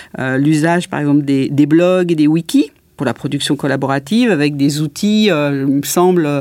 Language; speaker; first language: French; native; French